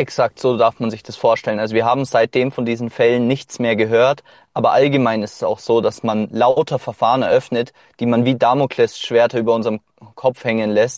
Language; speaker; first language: German; native; German